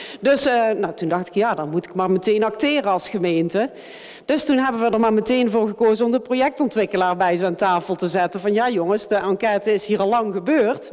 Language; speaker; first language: Dutch; native; Dutch